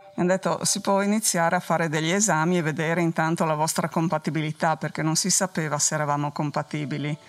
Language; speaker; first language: Italian; non-native, local second language; Friulian